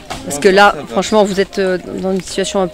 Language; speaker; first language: French; native; French